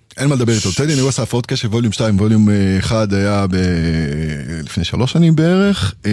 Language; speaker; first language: Hebrew; native; Hebrew